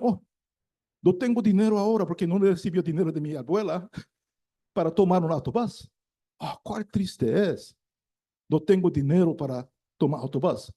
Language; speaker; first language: Spanish; non-native, learner; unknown